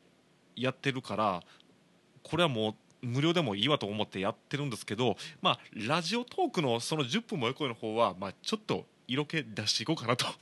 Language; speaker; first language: Japanese; native; Japanese